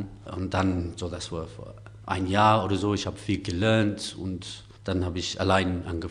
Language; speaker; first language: German; non-native, learner; English